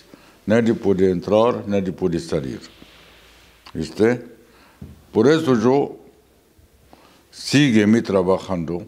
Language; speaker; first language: Spanish; non-native, fluent; Arabic